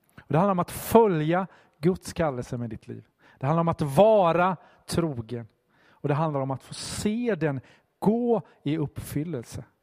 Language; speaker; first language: Swedish; native; Swedish